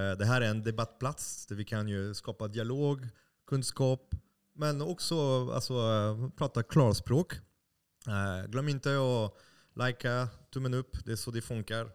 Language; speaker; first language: Swedish; non-native, fluent; French